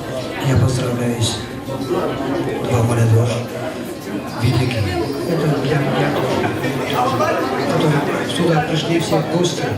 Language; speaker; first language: Russian; non-native, learner; Kyrgyz